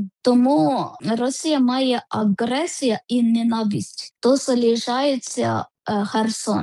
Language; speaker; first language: Ukrainian; non-native, learner; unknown